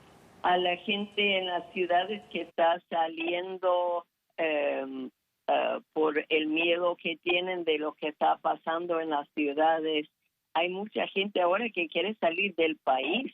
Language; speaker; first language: Spanish; non-native, fluent; English